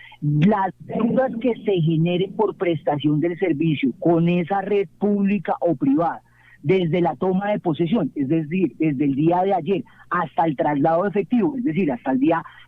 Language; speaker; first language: Spanish; native; Spanish